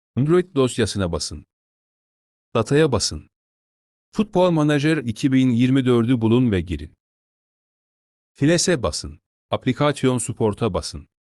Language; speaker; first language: Turkish; native; Turkish